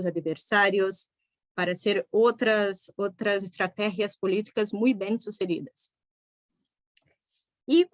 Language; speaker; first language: Spanish; non-native, fluent; Portuguese